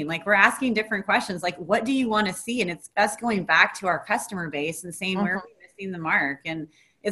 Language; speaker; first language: English; native; English